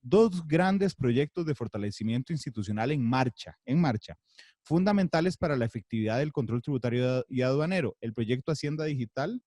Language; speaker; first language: Spanish; native; Spanish